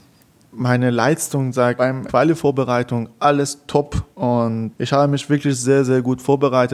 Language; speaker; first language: German; non-native, fluent; Persian